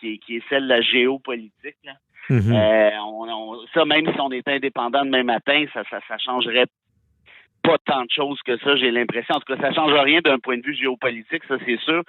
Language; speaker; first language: French; native; French